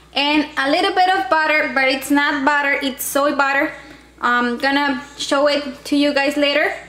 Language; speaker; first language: English; non-native, fluent; Spanish